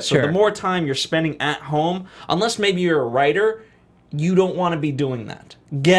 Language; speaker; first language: English; native; English